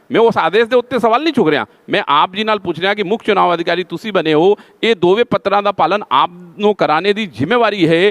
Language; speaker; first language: Hindi; non-native, local second language; Punjabi